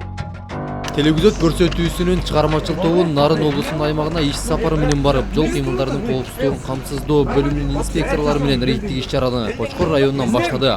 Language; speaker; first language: Kyrgyz; native; Kyrgyz